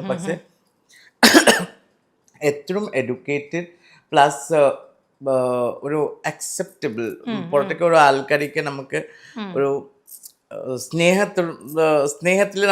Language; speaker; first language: Malayalam; non-native, learner; Assamese